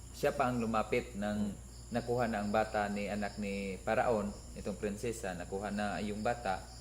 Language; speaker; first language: Filipino; non-native, local second language; Cebuano